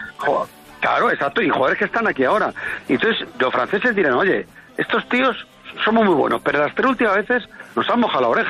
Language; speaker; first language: Spanish; native; Spanish